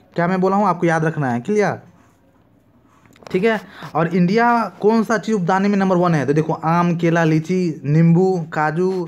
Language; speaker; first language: Hindi; native; Hindi